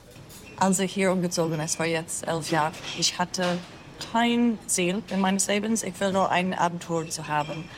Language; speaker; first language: German; non-native, learner; English